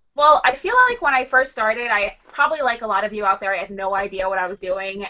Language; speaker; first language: English; native; English